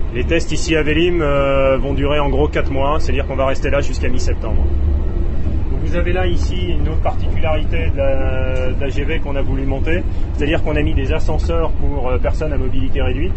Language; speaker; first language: French; native; French